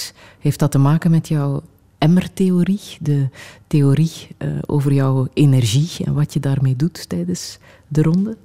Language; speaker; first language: Dutch; native; Dutch